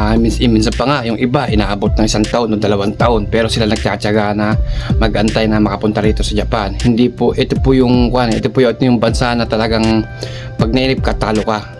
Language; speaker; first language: Filipino; native; Filipino